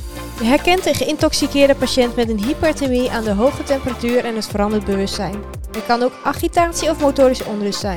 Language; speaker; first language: Dutch; native; Dutch